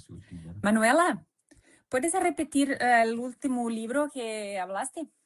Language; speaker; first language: Spanish; non-native, fluent; Portuguese